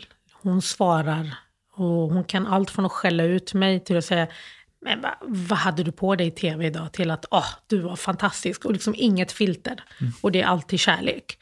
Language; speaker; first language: Swedish; early bilingual, other home language; Arabic